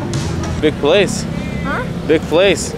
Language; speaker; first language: English; non-native, fluent; Lithuanian